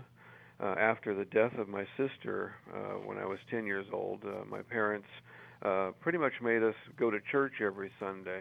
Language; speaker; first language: English; native; English